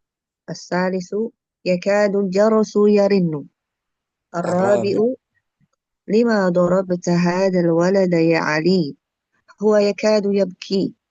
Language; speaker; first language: Arabic; non-native, learner; Indonesian